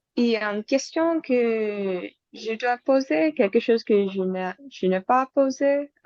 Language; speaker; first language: French; non-native, learner; English